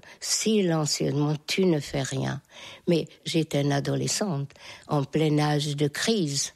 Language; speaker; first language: French; non-native, fluent; Hungarian